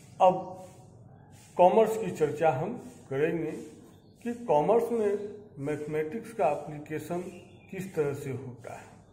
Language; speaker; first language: Hindi; native; Hindi